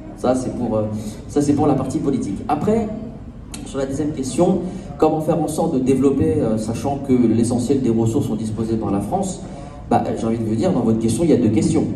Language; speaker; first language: French; native; French